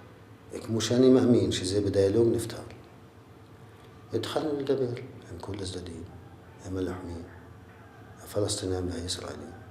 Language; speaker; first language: Hebrew; non-native, local second language; Arabic